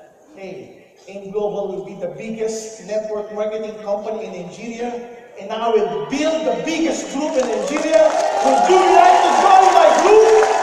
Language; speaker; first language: English; non-native, local second language; Filipino